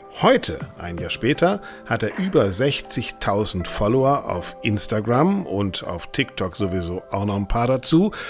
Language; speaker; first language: German; native; German